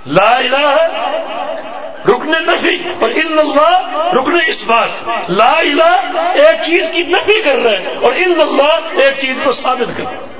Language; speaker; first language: Urdu; native; Urdu